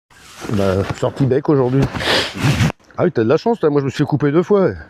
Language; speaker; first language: French; native; French